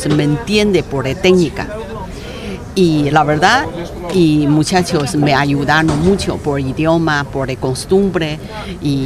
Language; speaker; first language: Spanish; non-native, learner; Chinese